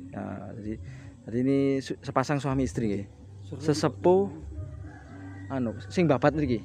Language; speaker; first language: Indonesian; non-native, local second language; Javanese